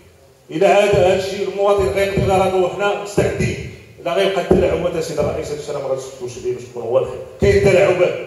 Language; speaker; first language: Arabic; native; Arabic